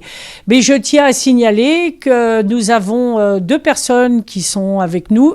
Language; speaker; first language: French; native; French